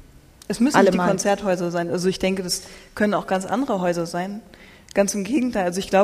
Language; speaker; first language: German; native; German